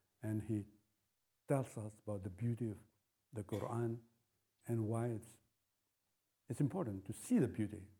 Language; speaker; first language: English; non-native, fluent; Indonesian